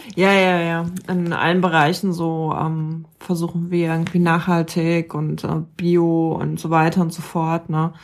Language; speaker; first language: German; native; German